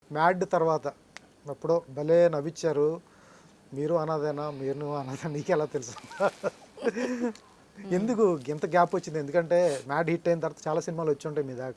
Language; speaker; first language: Telugu; native; Telugu